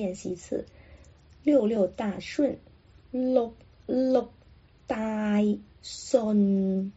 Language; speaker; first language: Chinese; non-native, local second language; Cantonese